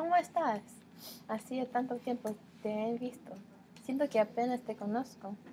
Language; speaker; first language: Spanish; non-native, learner; English